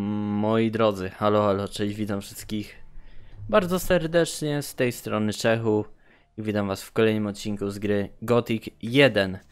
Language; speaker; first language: Polish; native; Polish